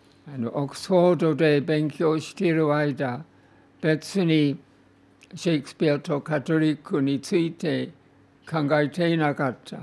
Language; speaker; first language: Japanese; non-native, fluent; English